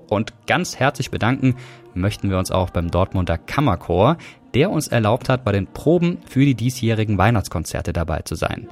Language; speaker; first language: German; native; German